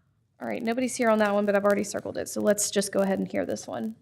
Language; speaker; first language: English; native; English